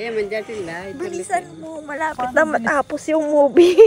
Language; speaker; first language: Filipino; native; Filipino